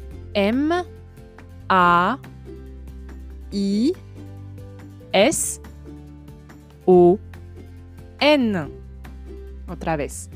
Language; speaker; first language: Spanish; non-native, fluent; French